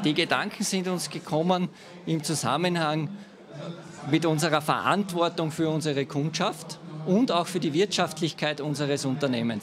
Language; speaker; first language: German; native; German